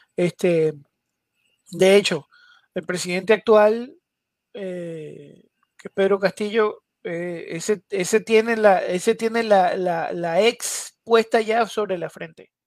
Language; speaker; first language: Spanish; native; Spanish